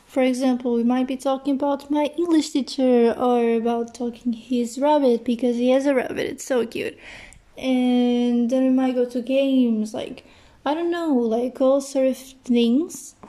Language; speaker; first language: English; non-native, fluent; Portuguese